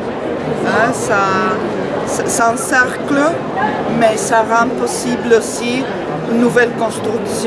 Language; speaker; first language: French; non-native, fluent; Spanish